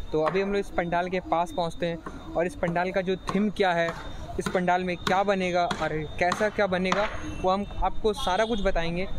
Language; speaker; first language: Hindi; native; Hindi